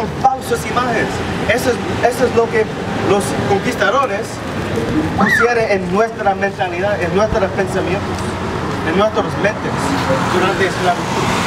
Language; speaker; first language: Spanish; non-native, fluent; English